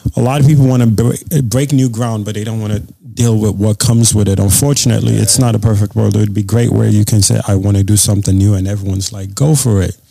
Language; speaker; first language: English; non-native, local second language; Yoruba